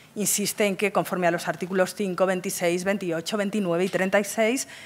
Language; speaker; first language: Spanish; native; Spanish